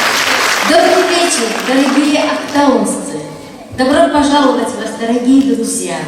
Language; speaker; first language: Russian; non-native, fluent; Lezghian